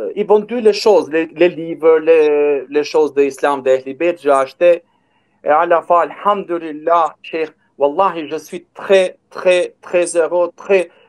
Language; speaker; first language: French; non-native, learner; Albanian